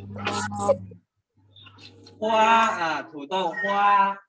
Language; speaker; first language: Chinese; non-native, fluent; Thai